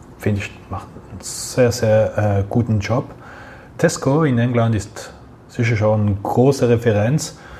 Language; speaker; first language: German; non-native, local second language; French